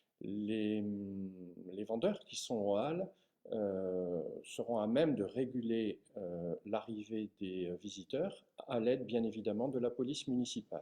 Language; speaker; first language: French; native; French